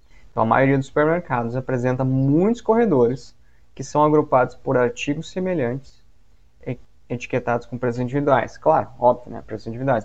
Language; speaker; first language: Portuguese; native; Portuguese